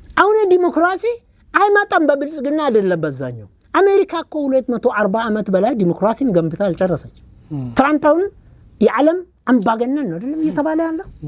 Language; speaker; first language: Amharic; non-native, local second language; Oromo